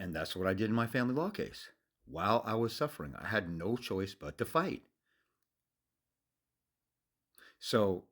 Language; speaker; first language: English; native; English